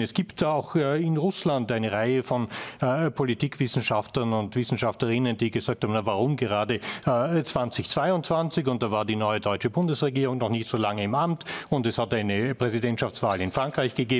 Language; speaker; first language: German; native; German